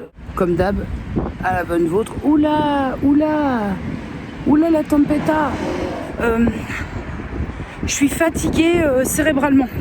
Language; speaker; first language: French; native; French